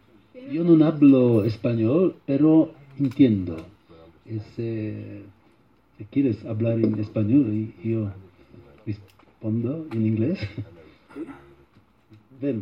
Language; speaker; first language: Spanish; non-native, learner; Polish